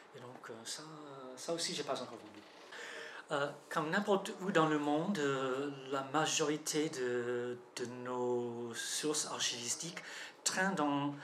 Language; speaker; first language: French; non-native, fluent; English